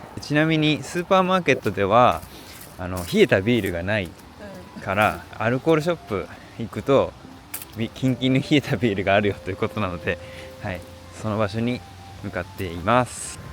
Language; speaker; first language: Japanese; native; Japanese